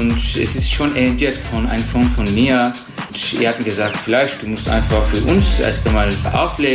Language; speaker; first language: German; non-native, learner; Turkish